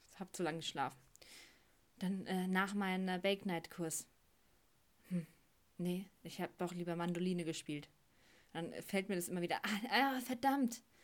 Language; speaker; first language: German; native; German